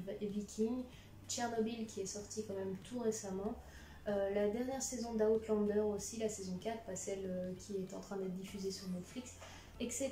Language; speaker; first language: French; native; French